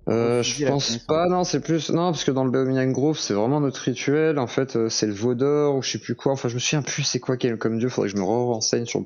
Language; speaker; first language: French; native; French